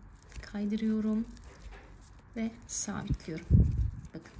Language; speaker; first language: Turkish; native; Turkish